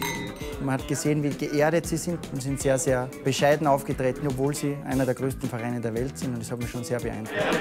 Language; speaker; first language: German; native; German